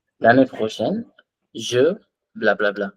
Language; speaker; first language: French; non-native, fluent; Hindi